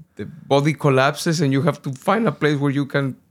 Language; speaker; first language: English; non-native, fluent; Spanish